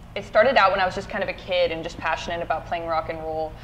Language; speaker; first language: English; native; English